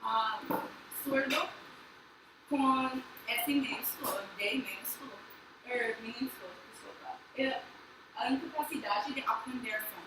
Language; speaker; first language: Portuguese; non-native, fluent; English